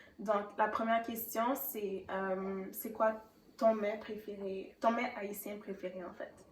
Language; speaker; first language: French; early bilingual, other home language; Haitian Creole